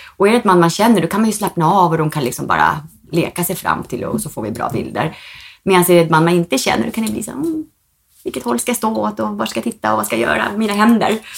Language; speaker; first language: Swedish; early bilingual, other home language; Spanish